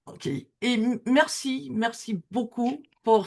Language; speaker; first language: French; non-native, learner; English